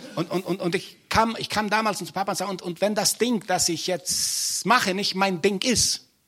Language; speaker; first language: German; non-native, fluent; Portuguese